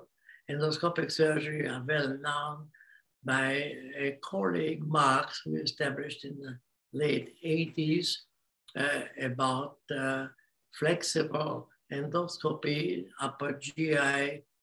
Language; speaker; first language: English; non-native, fluent; Hungarian